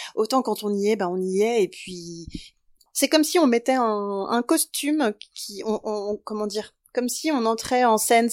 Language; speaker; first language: French; native; French